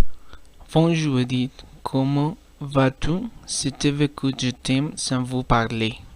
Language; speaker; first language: French; non-native, learner; Spanish